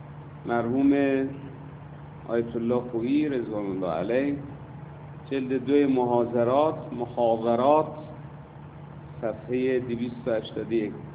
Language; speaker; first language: Persian; native; Persian